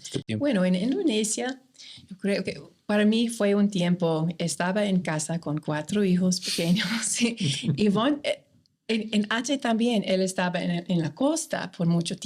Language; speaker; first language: Spanish; non-native, fluent; English